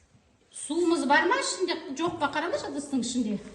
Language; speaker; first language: Kazakh; native; Kazakh